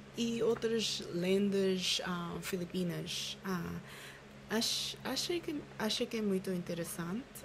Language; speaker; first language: Portuguese; non-native, learner; Filipino